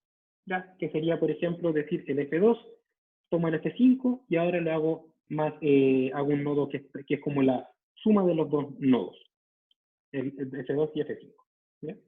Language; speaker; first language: Spanish; native; Spanish